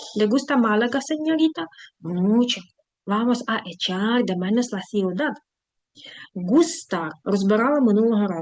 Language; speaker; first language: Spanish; non-native, fluent; Ukrainian